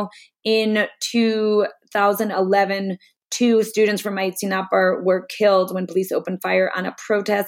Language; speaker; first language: English; native; English